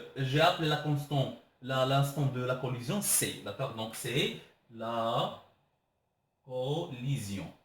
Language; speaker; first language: French; non-native, local second language; Arabic